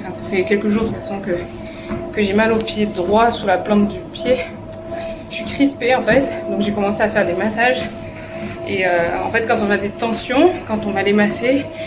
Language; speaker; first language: French; native; French